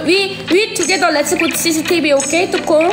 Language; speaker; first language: English; non-native, learner; Korean